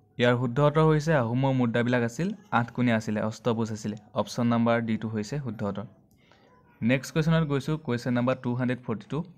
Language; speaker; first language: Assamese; native; Assamese